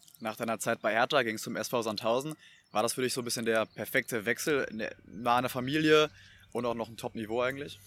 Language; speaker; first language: German; native; German